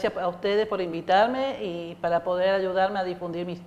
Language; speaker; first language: Spanish; native; Spanish